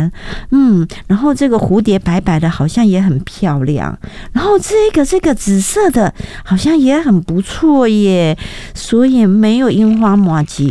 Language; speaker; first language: Chinese; native; Chinese